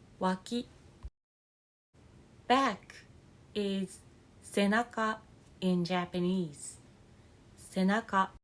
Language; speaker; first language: English; non-native, fluent; Japanese